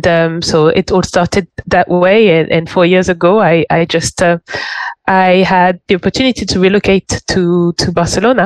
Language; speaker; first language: English; non-native, fluent; French